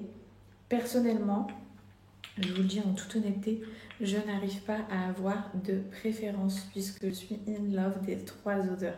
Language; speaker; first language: French; native; French